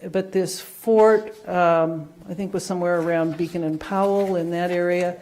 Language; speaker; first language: English; non-native, fluent; Dutch